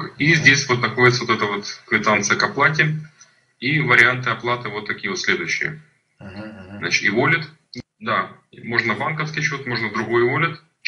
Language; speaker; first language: Russian; native; Russian